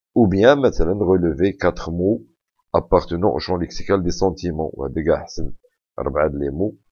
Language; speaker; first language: French; non-native, local second language; Arabic